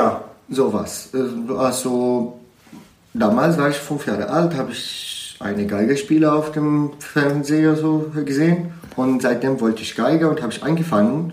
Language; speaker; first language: German; non-native, learner; Arabic